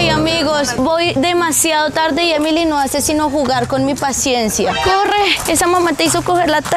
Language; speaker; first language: Spanish; native; Spanish